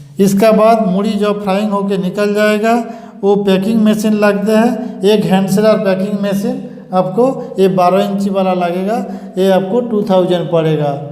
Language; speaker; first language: Hindi; non-native, local second language; Bangla